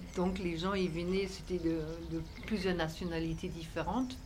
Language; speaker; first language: French; non-native, fluent; German